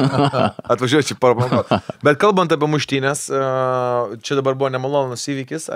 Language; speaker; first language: Lithuanian; native; Lithuanian